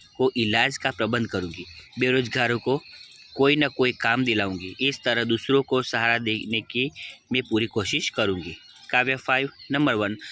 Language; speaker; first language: Hindi; non-native, local second language; Gujarati